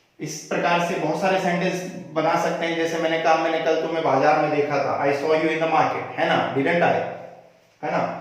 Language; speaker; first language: Hindi; native; Hindi